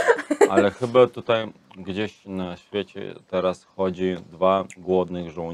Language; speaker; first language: Polish; non-native, learner; Russian